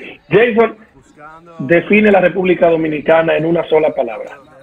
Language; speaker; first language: Spanish; native; Spanish